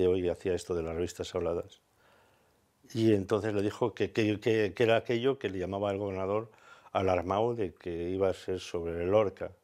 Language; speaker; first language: Spanish; native; Spanish